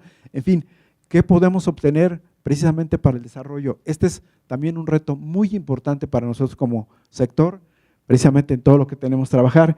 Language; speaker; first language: Spanish; native; Spanish